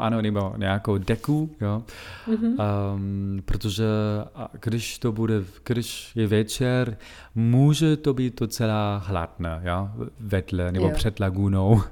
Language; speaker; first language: Czech; non-native, fluent; German